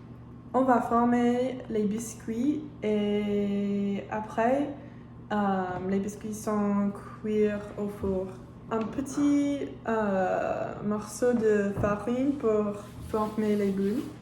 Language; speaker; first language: French; non-native, learner; English